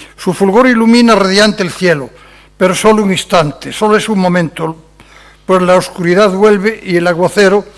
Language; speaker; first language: Spanish; non-native, local second language; Galician